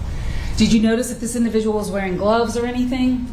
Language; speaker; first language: English; native; English